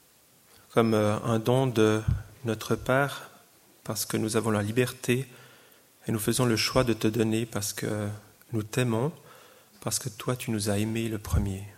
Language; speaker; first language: French; native; French